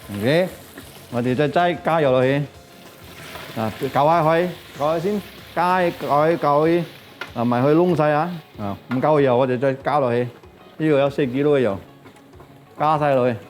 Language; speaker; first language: Cantonese; non-native, local second language; Min Nan Chinese